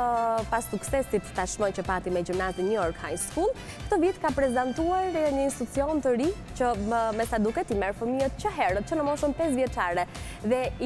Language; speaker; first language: Albanian; native; Albanian